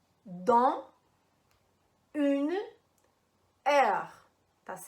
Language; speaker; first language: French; non-native, fluent; Portuguese